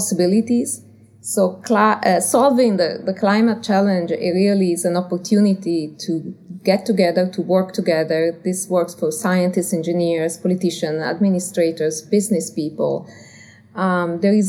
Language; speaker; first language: English; non-native, fluent; Italian